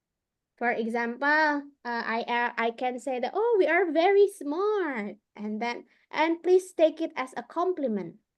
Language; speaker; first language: English; non-native, local second language; Indonesian